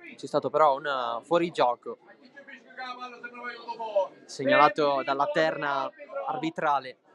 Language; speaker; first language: Italian; native; Italian